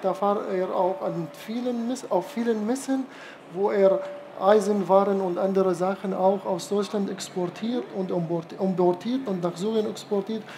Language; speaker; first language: German; non-native, fluent; Arabic